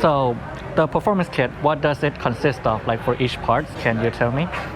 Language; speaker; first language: English; non-native, fluent; Thai